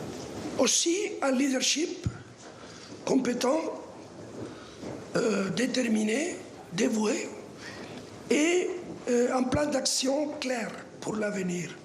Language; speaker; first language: French; non-native, fluent; Spanish